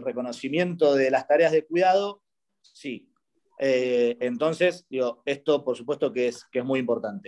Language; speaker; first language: Spanish; native; Spanish